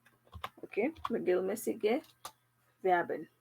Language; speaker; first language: German; non-native, fluent; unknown